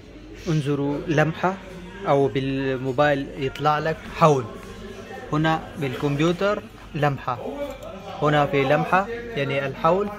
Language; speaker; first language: Arabic; non-native, fluent; Pashto